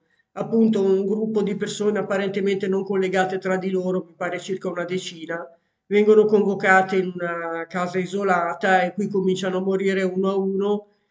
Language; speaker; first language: Italian; native; Italian